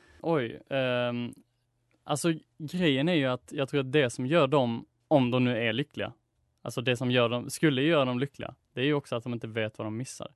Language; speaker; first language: Swedish; native; Swedish